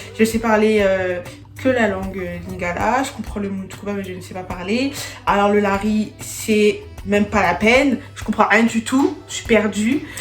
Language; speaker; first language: French; native; French